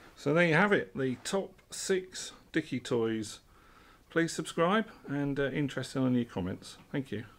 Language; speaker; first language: English; native; English